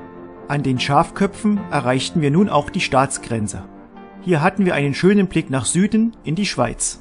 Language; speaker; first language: German; native; German